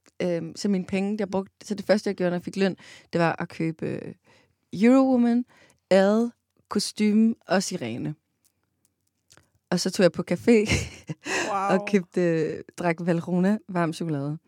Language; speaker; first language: Danish; native; Danish